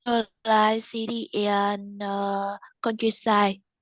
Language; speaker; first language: English; non-native, learner; Vietnamese